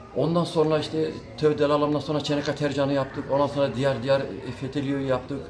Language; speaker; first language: Turkish; early bilingual, heritage; Turkish